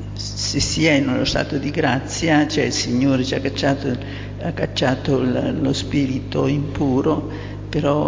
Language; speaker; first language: Italian; native; Italian